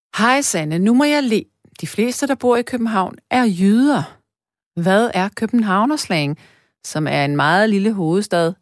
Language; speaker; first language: Danish; native; Danish